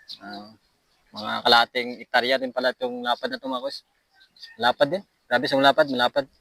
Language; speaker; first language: Filipino; non-native, local second language; Aklanon